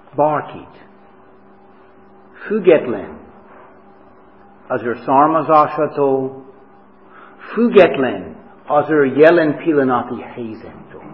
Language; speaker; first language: Hungarian; non-native, fluent; English